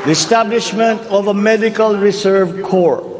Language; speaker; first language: English; non-native, local second language; Filipino